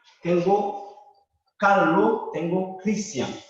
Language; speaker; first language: Spanish; non-native, fluent; Haitian Creole